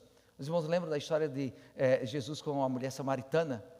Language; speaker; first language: Portuguese; native; Portuguese